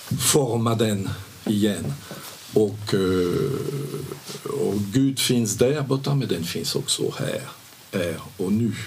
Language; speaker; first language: Swedish; non-native, fluent; French